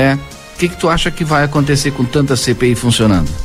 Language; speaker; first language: Portuguese; native; Portuguese